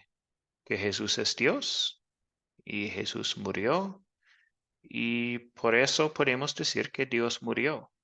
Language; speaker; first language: Spanish; non-native, fluent; English